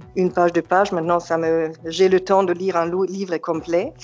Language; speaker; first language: French; non-native, fluent; German